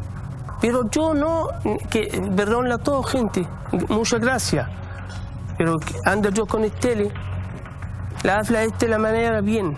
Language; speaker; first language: Spanish; non-native, learner; Arabic